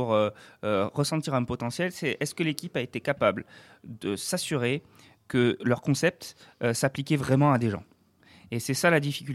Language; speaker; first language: French; native; French